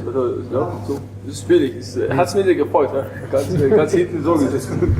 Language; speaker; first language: German; non-native, learner; Mongolian